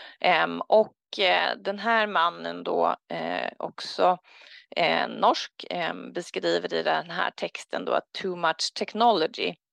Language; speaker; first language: Swedish; native; Swedish